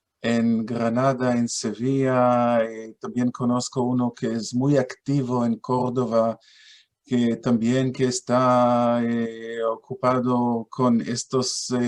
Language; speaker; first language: Spanish; non-native, fluent; Hebrew